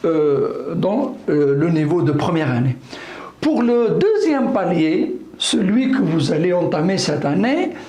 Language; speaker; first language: French; non-native, local second language; Arabic